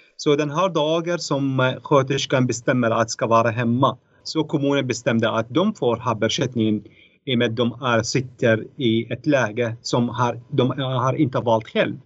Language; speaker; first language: Swedish; non-native, fluent; Arabic